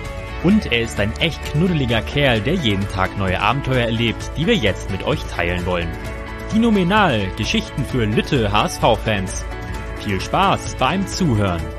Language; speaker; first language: German; native; German